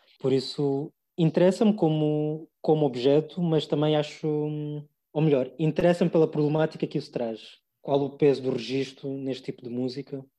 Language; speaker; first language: Portuguese; early bilingual, other home language; English